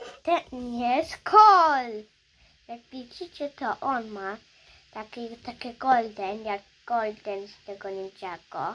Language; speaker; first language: Polish; early bilingual, heritage; Polish